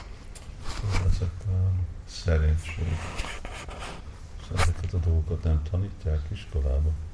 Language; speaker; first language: Hungarian; early bilingual, heritage; Hungarian